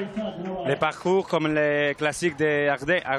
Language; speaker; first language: French; non-native, learner; Basque